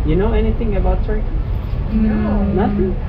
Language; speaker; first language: English; non-native, learner; Turkish